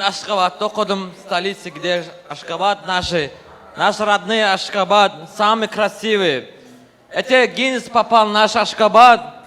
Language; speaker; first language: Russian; non-native, learner; Turkmen